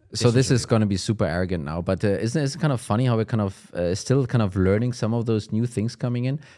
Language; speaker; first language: English; non-native, fluent; German